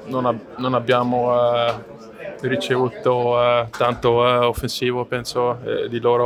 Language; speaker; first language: Italian; non-native, learner; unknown